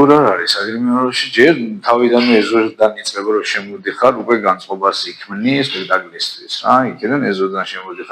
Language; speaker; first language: Georgian; native; Georgian